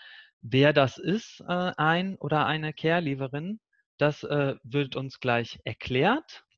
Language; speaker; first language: German; native; German